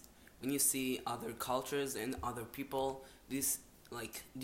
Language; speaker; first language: English; non-native, fluent; Hebrew